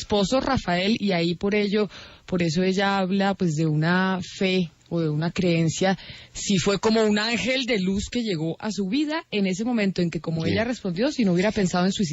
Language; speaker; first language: Spanish; native; Spanish